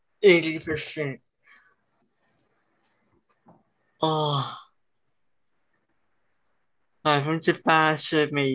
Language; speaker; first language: Chinese; early bilingual, heritage; English